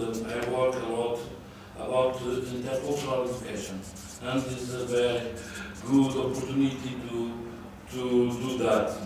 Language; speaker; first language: English; non-native, learner; Portuguese